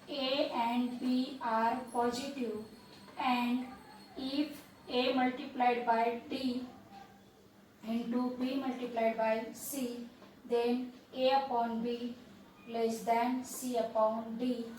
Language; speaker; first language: English; non-native, local second language; Marathi